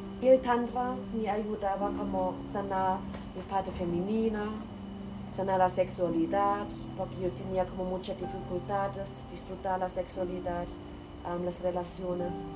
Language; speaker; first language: Spanish; non-native, learner; German